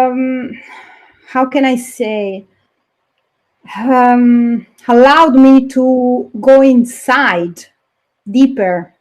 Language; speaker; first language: English; non-native, fluent; Italian